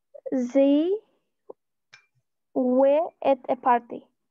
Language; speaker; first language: English; non-native, learner; Russian